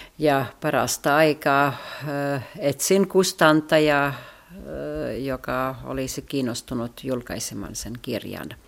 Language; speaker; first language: Finnish; non-native, fluent; Latvian